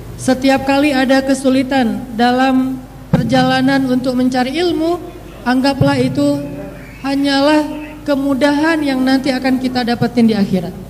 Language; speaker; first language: Indonesian; native; Indonesian